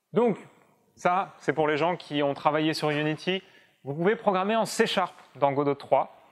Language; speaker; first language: French; native; French